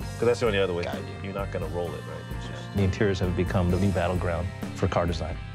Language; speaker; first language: English; native; English